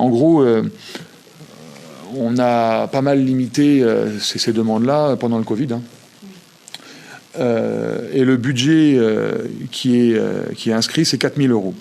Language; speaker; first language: French; native; French